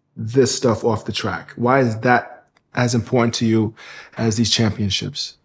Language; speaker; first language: English; native; English